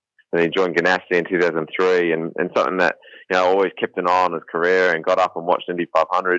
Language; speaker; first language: English; native; English